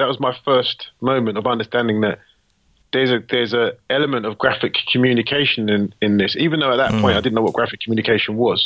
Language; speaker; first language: English; native; English